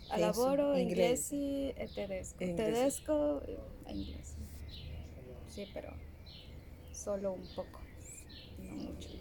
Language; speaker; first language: Italian; non-native, learner; Spanish